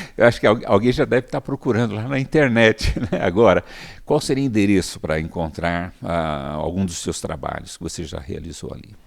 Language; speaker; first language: Portuguese; native; Portuguese